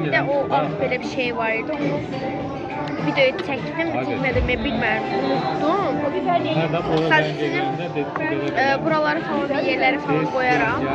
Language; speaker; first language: Turkish; non-native, local second language; Azerbaijani